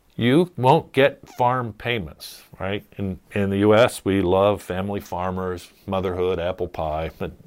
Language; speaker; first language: English; native; English